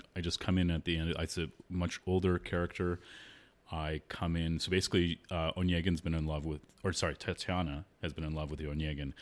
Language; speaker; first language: English; native; English